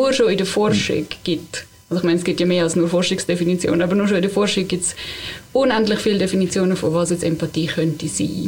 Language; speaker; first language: German; native; German